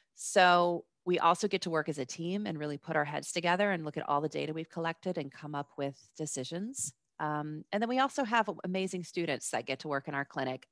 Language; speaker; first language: English; native; English